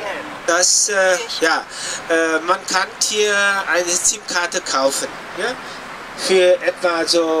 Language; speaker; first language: German; non-native, fluent; Vietnamese